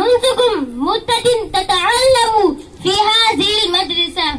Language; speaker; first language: Arabic; non-native, learner; Urdu